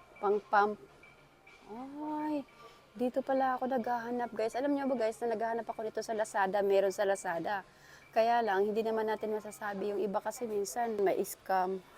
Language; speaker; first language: Filipino; native; Filipino